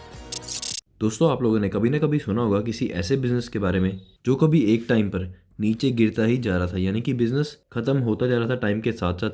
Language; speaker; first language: Hindi; native; Hindi